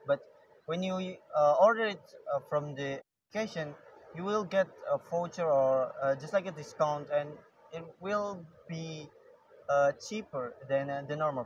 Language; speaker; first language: English; non-native, learner; Indonesian